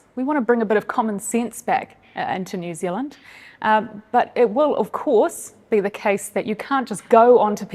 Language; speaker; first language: English; native; English